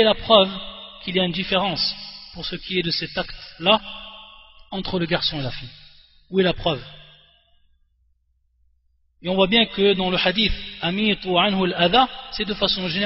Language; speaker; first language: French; native; French